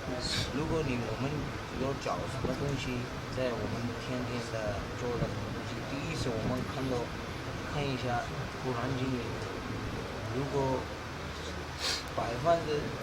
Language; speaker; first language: Chinese; non-native, learner; Punjabi